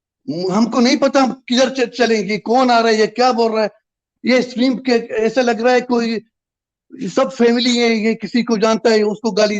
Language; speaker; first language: Hindi; non-native, fluent; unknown